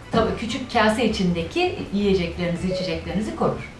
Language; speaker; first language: Turkish; native; Turkish